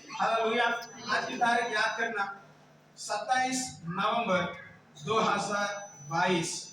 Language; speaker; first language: Hindi; non-native, local second language; Telugu